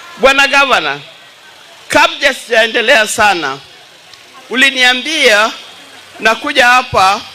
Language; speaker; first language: Swahili; non-native, local second language; Luo (Kenya and Tanzania)